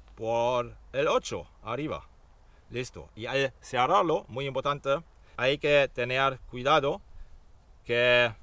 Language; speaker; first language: Spanish; non-native, fluent; German